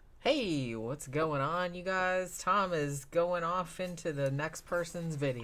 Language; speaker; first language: English; native; English